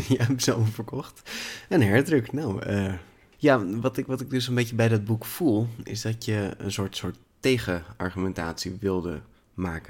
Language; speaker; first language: Dutch; native; Dutch